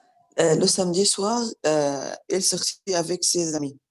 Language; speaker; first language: French; non-native, learner; Arabic